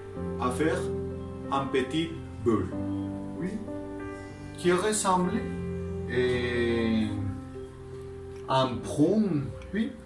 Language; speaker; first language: French; non-native, learner; Spanish